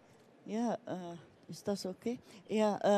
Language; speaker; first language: German; non-native, learner; Turkish